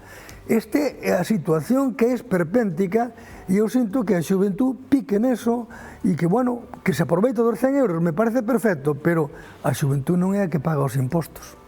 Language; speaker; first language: Galician; native; Galician